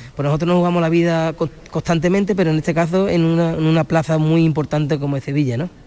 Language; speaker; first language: Spanish; native; Spanish